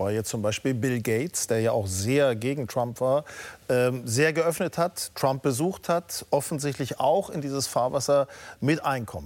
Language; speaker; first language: German; native; German